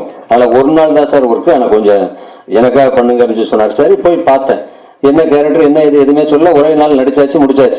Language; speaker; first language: Tamil; native; Tamil